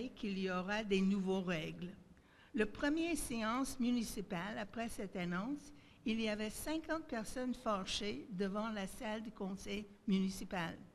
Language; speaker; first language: French; native; French